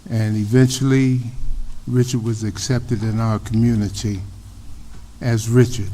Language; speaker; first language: English; native; English